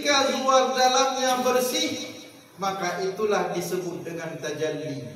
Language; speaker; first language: Indonesian; non-native, local second language; Achinese